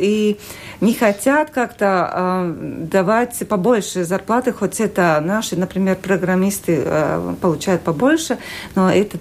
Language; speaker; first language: Russian; non-native, local second language; Latvian